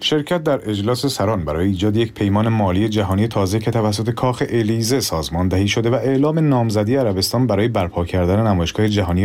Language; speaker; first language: Persian; native; Persian